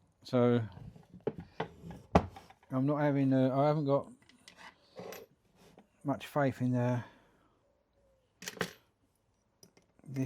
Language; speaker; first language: English; native; English